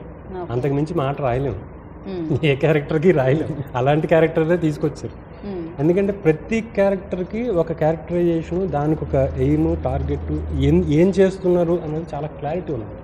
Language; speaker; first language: Telugu; native; Telugu